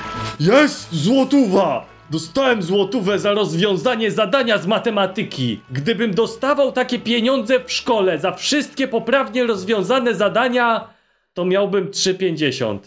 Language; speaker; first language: Polish; native; Polish